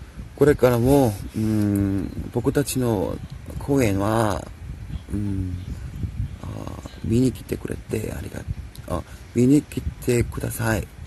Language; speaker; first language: Japanese; non-native, learner; Korean